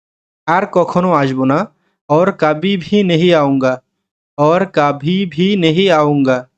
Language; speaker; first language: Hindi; non-native, fluent; Bangla